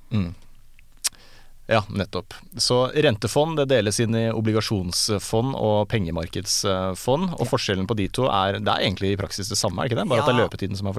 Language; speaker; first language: Norwegian; native; Norwegian